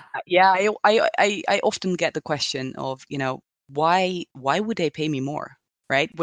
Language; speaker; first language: English; non-native, fluent; Dutch